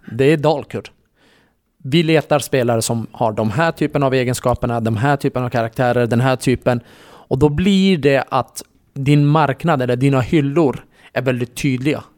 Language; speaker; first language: Swedish; early bilingual, other home language; Kurdish